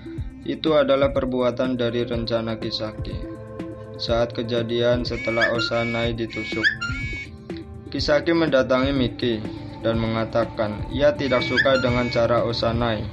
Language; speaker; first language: Indonesian; native; Indonesian